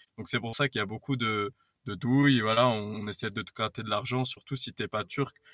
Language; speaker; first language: French; native; French